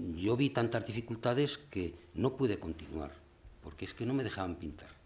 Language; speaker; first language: Spanish; native; Spanish